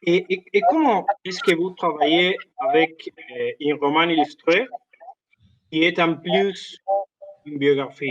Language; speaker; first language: French; non-native, learner; Spanish